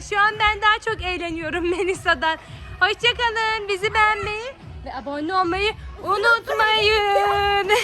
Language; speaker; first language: Turkish; native; Turkish